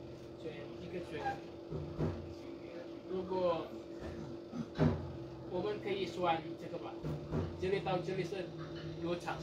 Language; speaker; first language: Chinese; non-native, learner; Indonesian